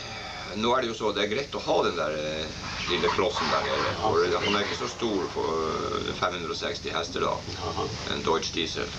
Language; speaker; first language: Norwegian; native; Norwegian